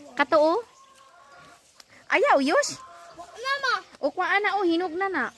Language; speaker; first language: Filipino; non-native, local second language; Cebuano